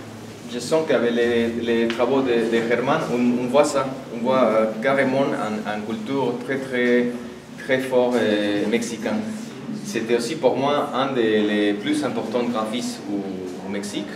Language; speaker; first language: French; non-native, fluent; Spanish